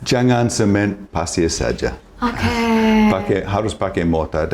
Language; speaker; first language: Indonesian; non-native, fluent; English